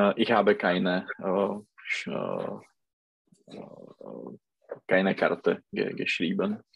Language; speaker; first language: German; non-native, learner; Czech